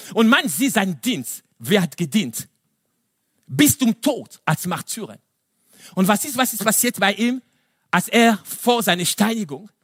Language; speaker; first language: German; non-native, fluent; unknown